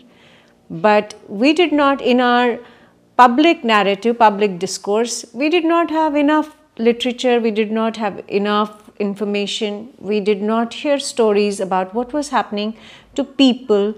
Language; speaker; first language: English; non-native, local second language; Kashmiri